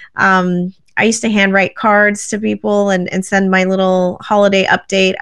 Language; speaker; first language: English; native; English